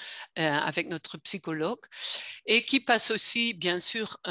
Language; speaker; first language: French; non-native, fluent; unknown